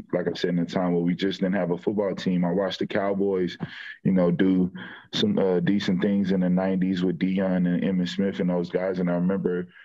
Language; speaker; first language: English; native; English